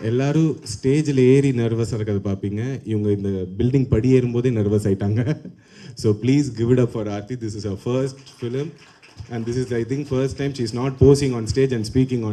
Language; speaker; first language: Tamil; native; Tamil